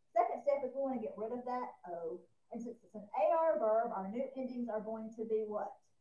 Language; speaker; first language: English; native; English